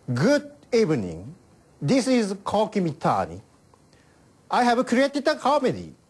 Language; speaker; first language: English; non-native, learner; Japanese